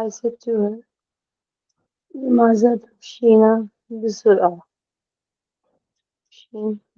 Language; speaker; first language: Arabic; non-native, learner; Hindi